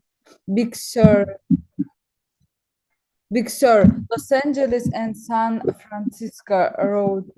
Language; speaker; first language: English; non-native, learner; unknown